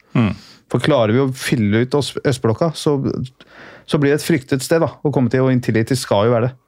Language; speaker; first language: Norwegian; early bilingual, other home language; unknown